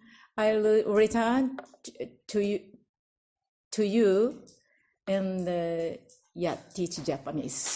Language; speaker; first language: English; non-native, learner; Japanese